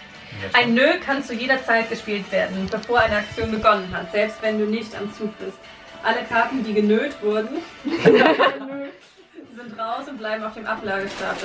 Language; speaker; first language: German; native; German